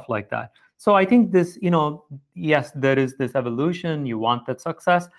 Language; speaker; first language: English; non-native, local second language; Tamil